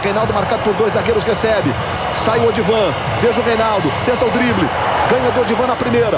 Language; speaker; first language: Portuguese; native; Portuguese